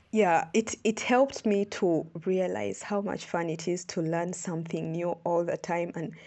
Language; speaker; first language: English; non-native, local second language; Ganda